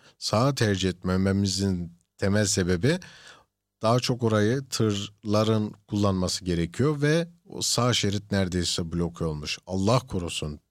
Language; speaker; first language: Turkish; early bilingual, heritage; Turkish